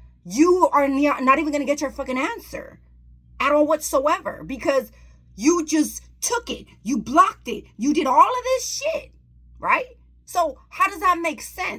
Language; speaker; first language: English; native; English